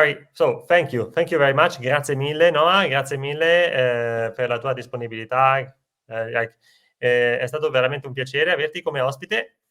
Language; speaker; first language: Italian; native; Italian